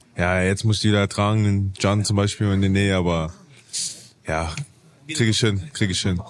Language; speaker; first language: German; native; German